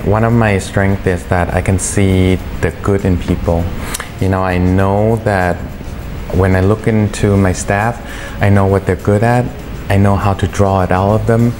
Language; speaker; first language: English; early bilingual, other home language; Thai